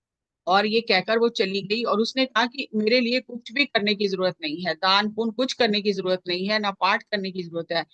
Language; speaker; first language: Hindi; native; Hindi